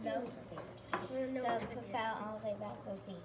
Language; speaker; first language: French; non-native, learner; English